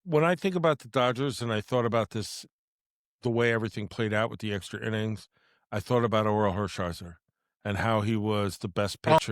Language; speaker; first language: English; native; English